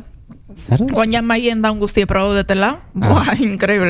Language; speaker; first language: Basque; native; Basque